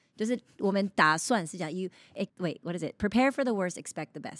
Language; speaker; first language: English; early bilingual, other home language; Chinese